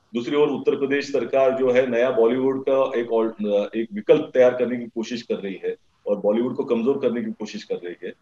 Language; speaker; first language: Hindi; non-native, local second language; Marathi